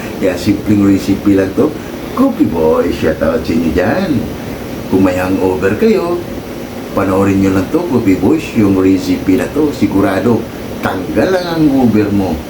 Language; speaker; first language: Filipino; non-native, local second language; Cebuano